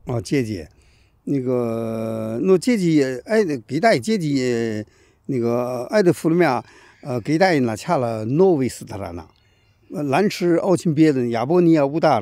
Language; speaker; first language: Russian; non-native, learner; Chinese